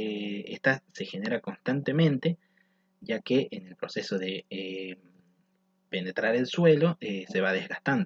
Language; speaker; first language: Spanish; native; Spanish